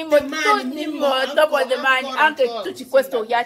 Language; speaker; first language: Italian; non-native, learner; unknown